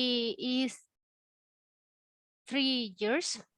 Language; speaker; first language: English; non-native, learner; Spanish